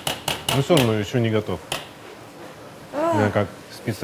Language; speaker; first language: Russian; native; Russian